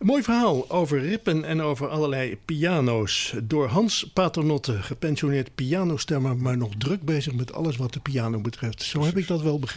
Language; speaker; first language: Dutch; native; Dutch